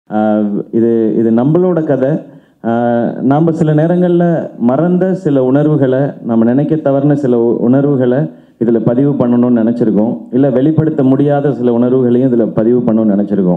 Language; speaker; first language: Tamil; native; Tamil